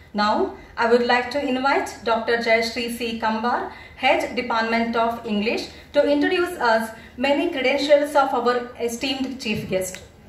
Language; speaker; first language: English; non-native, local second language; Kannada